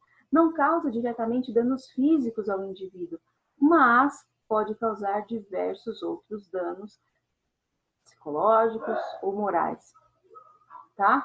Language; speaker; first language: Portuguese; native; Portuguese